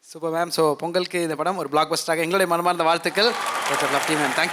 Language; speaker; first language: Tamil; native; Tamil